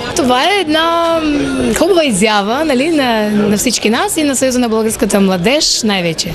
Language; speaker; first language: Bulgarian; early bilingual, heritage; Bulgarian